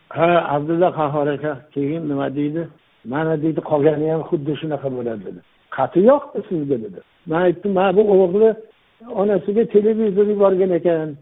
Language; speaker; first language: Uzbek; non-native, local second language; Tajik